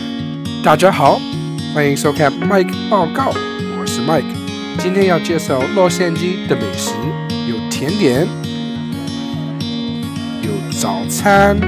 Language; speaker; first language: Chinese; non-native, fluent; English